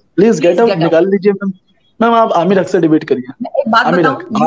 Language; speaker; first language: Hindi; native; Hindi